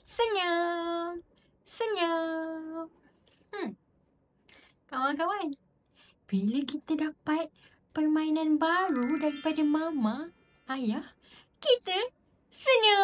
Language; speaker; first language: Malay; native; Malay